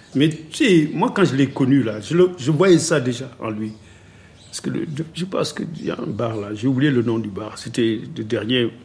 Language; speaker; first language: French; non-native, local second language; Wolof